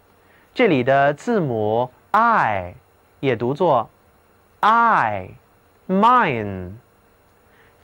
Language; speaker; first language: Chinese; native; Chinese